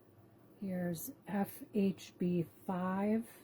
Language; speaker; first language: English; native; English